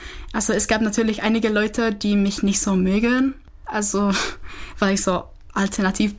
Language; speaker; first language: German; non-native, fluent; Czech